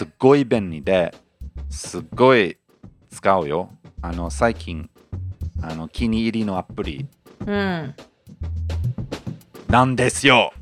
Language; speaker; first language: Japanese; non-native, fluent; English